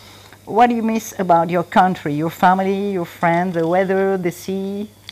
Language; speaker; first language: English; non-native, learner; French